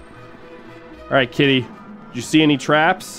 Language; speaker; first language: English; native; English